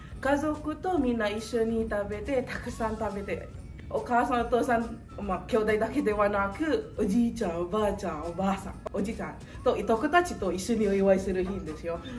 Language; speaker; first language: Japanese; non-native, fluent; Filipino